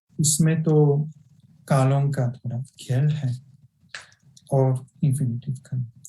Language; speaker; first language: Hindi; non-native, fluent; Bulgarian